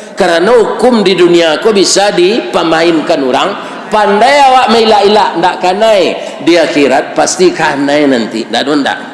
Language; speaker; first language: Malay; non-native, local second language; Minangkabau